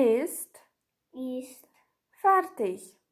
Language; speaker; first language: German; non-native, fluent; Ukrainian